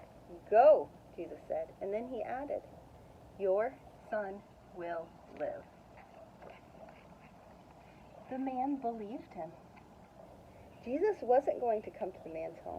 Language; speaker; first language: English; native; English